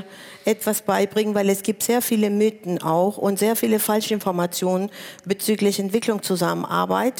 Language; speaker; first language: German; non-native, fluent; Spanish